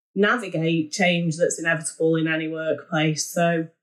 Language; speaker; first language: English; native; English